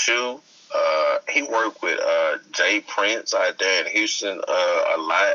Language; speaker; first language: English; native; English